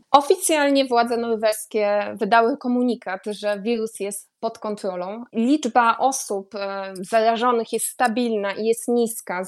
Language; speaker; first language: Polish; native; Polish